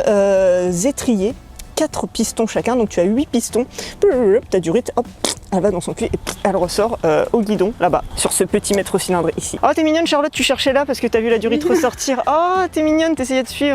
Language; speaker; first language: French; native; French